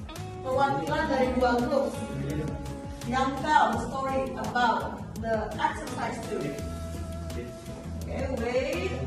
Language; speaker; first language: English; non-native, fluent; Indonesian